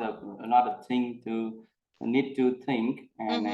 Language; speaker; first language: English; non-native, learner; Vietnamese